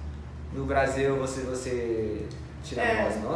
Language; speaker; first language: Portuguese; non-native, fluent; English